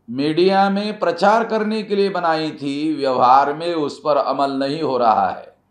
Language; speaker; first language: Hindi; non-native, local second language; Marathi